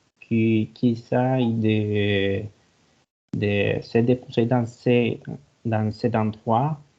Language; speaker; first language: French; non-native, learner; Spanish